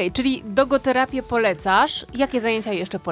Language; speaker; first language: Polish; native; Polish